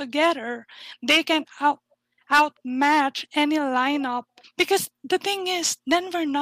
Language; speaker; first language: English; non-native, local second language; Filipino